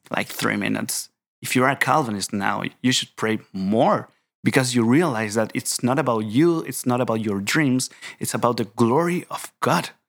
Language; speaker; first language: English; non-native, fluent; Spanish